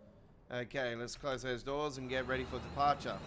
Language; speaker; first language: English; native; English